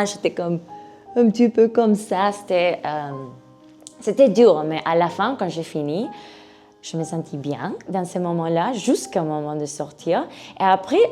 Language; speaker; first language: French; non-native, learner; Spanish